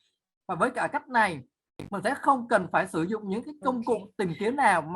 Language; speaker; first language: Vietnamese; native; Vietnamese